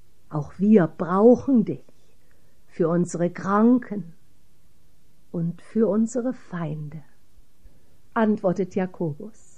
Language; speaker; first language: German; native; German